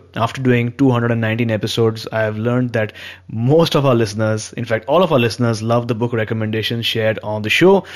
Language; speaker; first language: English; non-native, local second language; Hindi